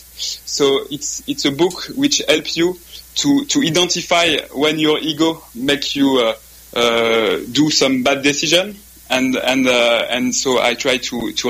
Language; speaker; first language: English; non-native, fluent; French